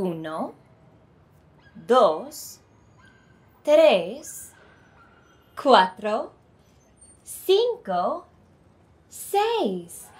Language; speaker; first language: Spanish; non-native, fluent; English